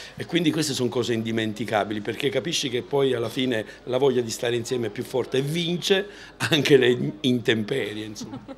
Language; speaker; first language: Italian; native; Italian